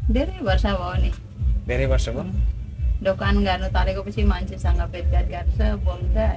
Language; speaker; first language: Nepali; non-native, fluent; Indonesian